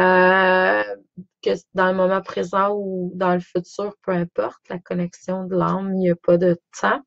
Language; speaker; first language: French; native; French